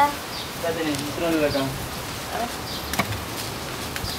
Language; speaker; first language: Spanish; native; Spanish